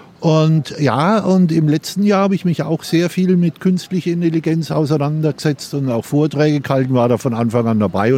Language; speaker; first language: German; native; German